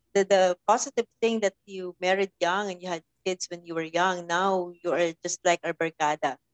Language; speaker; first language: English; non-native, local second language; Filipino